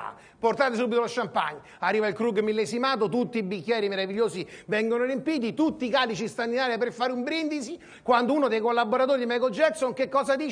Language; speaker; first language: Italian; native; Italian